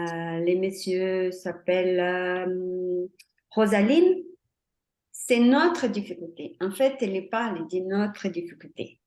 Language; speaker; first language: French; non-native, fluent; Portuguese